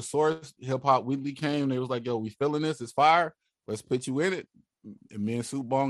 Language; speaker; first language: English; native; English